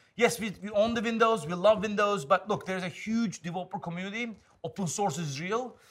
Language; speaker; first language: English; non-native, fluent; Turkish